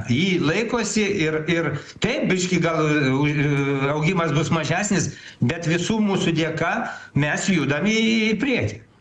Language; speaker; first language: Lithuanian; native; Lithuanian